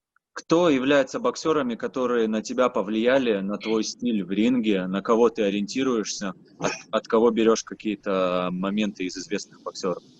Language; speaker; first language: Russian; native; Russian